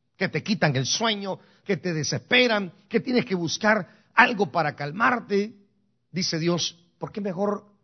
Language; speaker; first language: Spanish; native; Spanish